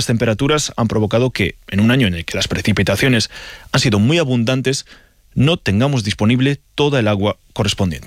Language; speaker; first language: Spanish; native; Spanish